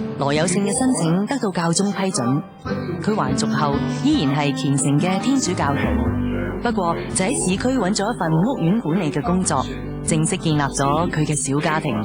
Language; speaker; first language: Cantonese; native; Cantonese